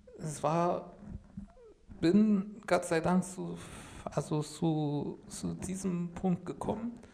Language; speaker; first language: German; non-native, fluent; Arabic